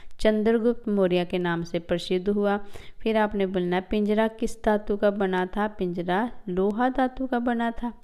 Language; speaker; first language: Hindi; non-native, local second language; Punjabi